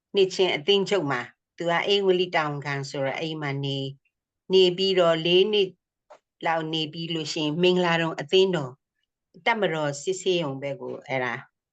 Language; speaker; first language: Burmese; non-native, local second language; S'gaw Karen